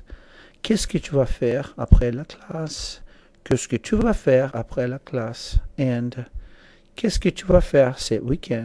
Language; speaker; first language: French; non-native, fluent; English